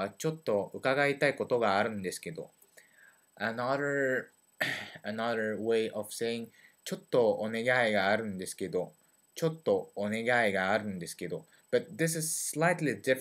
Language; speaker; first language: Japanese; non-native, learner; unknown